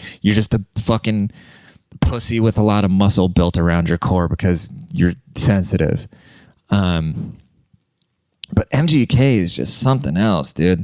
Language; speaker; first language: English; native; English